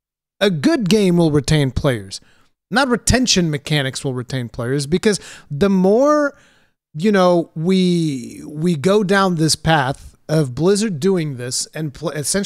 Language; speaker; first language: English; native; English